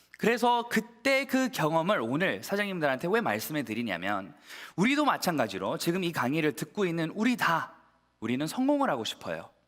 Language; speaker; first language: Korean; early bilingual, heritage; Korean